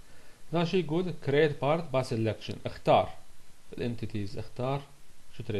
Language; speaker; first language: Arabic; native; Arabic